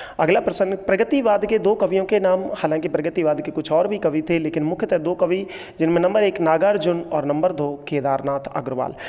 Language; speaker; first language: Hindi; native; Hindi